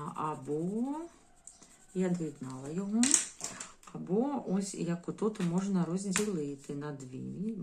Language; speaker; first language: Ukrainian; non-native, local second language; Russian